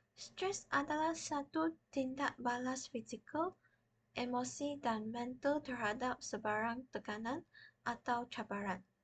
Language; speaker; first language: Malay; non-native, local second language; Chinese